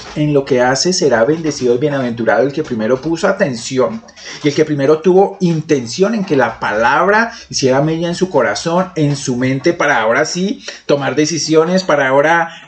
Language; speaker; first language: Spanish; native; Spanish